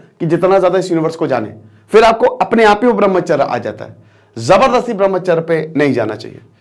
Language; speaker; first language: Hindi; native; Hindi